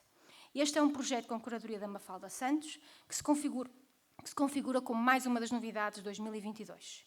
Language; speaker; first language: Portuguese; native; Portuguese